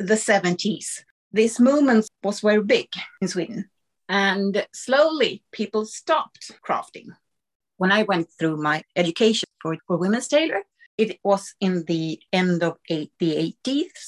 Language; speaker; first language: English; non-native, fluent; Swedish